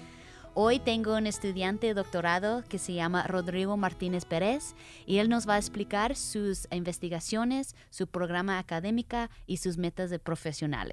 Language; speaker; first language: Spanish; early bilingual, heritage; English